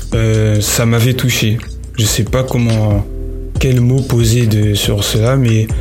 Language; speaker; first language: French; native; French